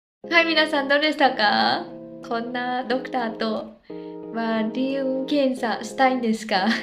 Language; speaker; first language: Japanese; non-native, learner; Khmer